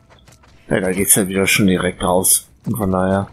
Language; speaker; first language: German; native; German